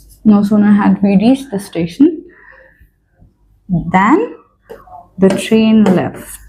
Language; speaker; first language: English; non-native, local second language; Bangla